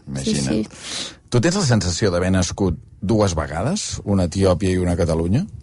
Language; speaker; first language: Catalan; native; Catalan